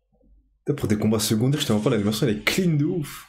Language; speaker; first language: French; native; French